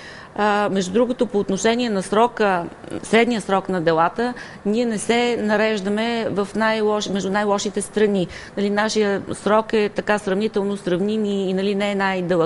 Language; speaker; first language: Bulgarian; native; Bulgarian